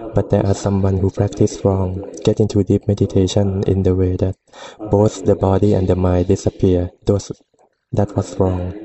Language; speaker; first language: English; non-native, fluent; Thai